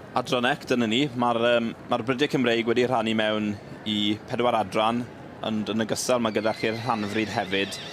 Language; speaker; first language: Welsh; native; Welsh